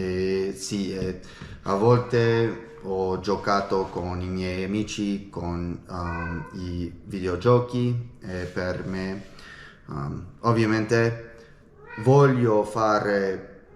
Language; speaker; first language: Italian; non-native, learner; English